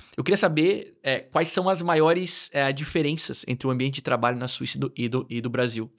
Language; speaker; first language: Portuguese; native; Portuguese